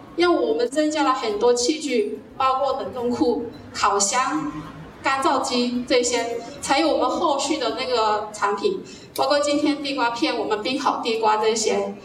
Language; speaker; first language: Chinese; native; Chinese